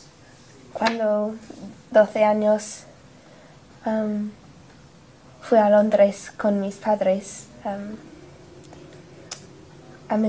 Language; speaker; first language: Spanish; non-native, learner; English